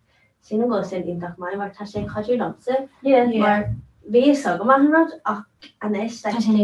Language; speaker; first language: Irish; non-native, local second language; English